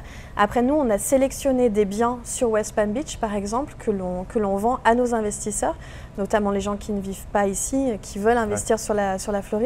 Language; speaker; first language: French; native; French